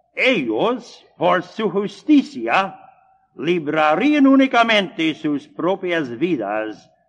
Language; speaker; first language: Spanish; non-native, fluent; English